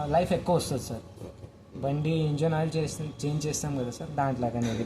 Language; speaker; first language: Telugu; non-native, local second language; Kannada